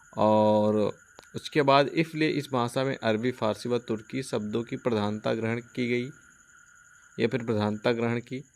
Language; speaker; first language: Hindi; non-native, local second language; Punjabi